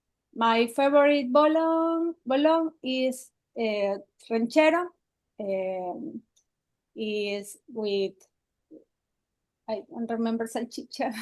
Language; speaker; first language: English; non-native, learner; Spanish